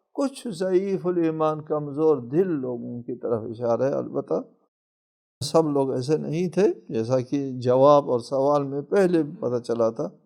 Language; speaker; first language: Urdu; non-native, local second language; Balti